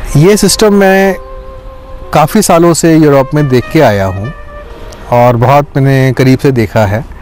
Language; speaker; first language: Hindi; native; Hindi